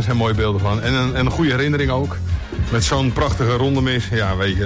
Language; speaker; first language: Dutch; native; Dutch